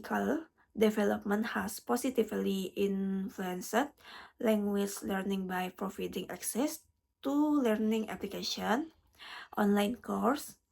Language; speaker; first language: English; non-native, learner; Indonesian